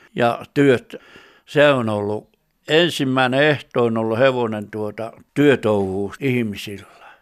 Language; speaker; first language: Finnish; native; Finnish